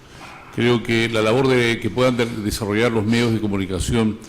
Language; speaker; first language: Spanish; native; Spanish